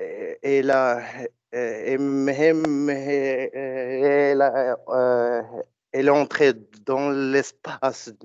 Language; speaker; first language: French; non-native, learner; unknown